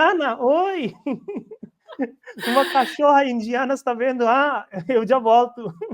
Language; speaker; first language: Portuguese; non-native, learner; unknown